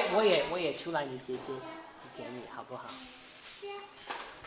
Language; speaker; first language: Chinese; non-native, learner; English